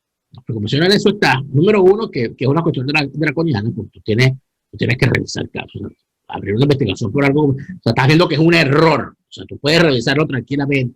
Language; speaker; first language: Spanish; native; Spanish